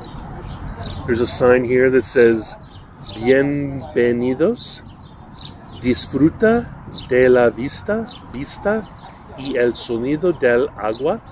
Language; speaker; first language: Spanish; non-native, learner; English